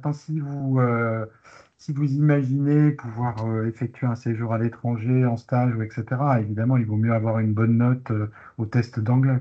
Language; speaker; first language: French; native; French